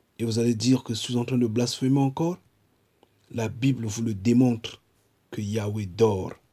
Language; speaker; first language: French; non-native, local second language; Kongo